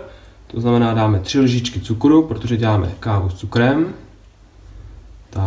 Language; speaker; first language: Czech; native; Czech